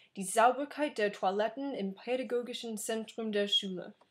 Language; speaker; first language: German; non-native, learner; English